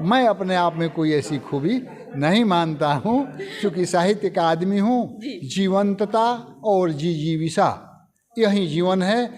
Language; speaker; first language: Hindi; native; Hindi